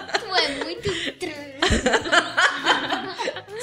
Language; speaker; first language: Portuguese; early bilingual, heritage; Portuguese